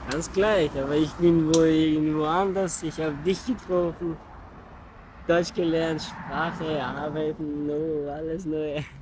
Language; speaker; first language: German; non-native, learner; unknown